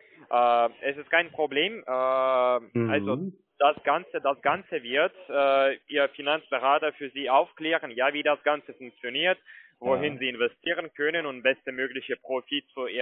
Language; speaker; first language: German; non-native, fluent; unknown